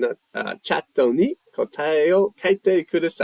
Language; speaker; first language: Japanese; non-native, learner; English